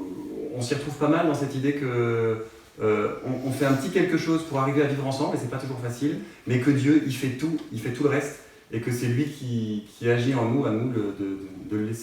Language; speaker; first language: French; native; French